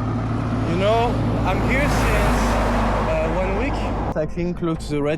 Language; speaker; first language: English; non-native, learner; French